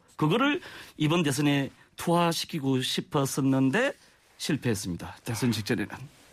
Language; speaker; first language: Korean; native; Korean